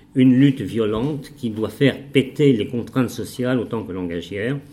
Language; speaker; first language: French; native; French